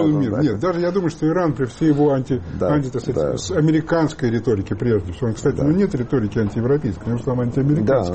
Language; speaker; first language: Russian; native; Russian